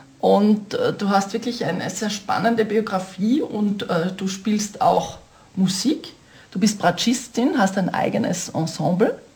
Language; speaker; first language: German; native; German